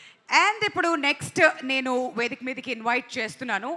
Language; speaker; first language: Telugu; native; Telugu